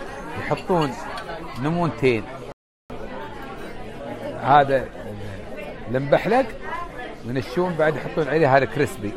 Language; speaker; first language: Arabic; native; Arabic